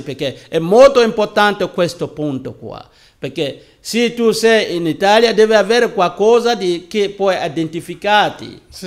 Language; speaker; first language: Italian; non-native, learner; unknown